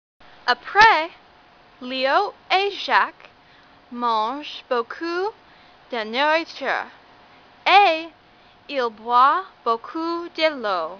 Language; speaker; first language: French; non-native, learner; English